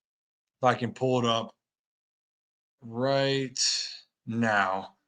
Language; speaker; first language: English; native; English